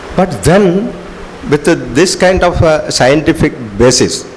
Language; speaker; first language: English; non-native, local second language; Malayalam